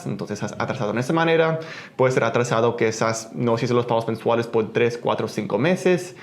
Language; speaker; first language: Spanish; early bilingual, heritage; Spanish